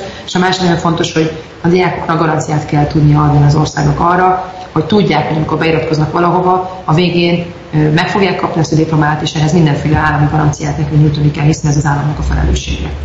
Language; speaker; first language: Hungarian; native; Hungarian